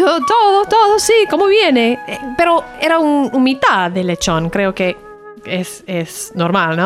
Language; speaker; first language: Spanish; non-native, learner; English